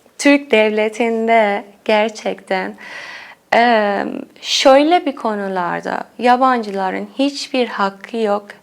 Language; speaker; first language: Turkish; non-native, fluent; Persian